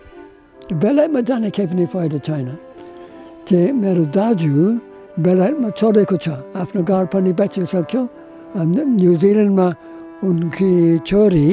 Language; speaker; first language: Nepali; non-native, learner; English